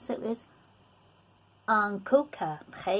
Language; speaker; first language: French; non-native, fluent; English